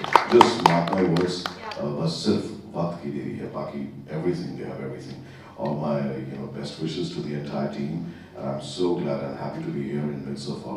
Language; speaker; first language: Hindi; native; Hindi